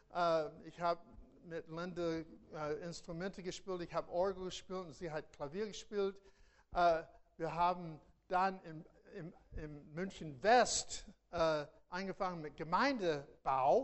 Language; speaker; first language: German; non-native, fluent; English